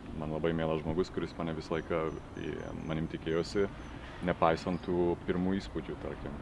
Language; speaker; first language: Lithuanian; early bilingual, heritage; Lithuanian